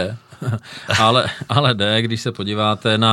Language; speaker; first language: Czech; native; Czech